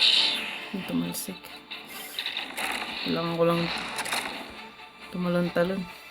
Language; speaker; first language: Filipino; native; Filipino